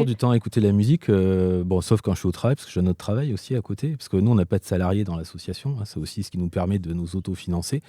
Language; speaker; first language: French; native; French